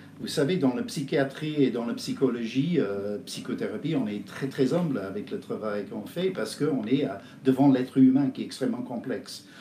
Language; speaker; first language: French; non-native, fluent; English